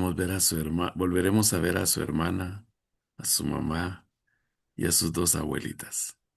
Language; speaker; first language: Spanish; native; Spanish